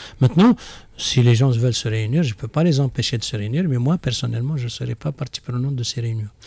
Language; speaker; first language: French; non-native, local second language; Arabic